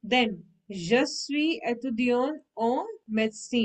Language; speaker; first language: French; non-native, learner; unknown